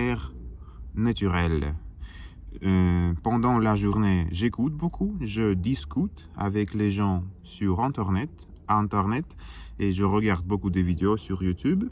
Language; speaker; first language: French; non-native, learner; Russian